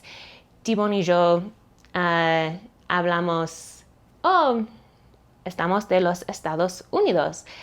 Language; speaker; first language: Spanish; non-native, learner; English